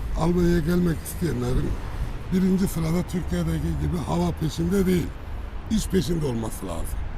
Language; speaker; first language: Turkish; early bilingual, heritage; Turkish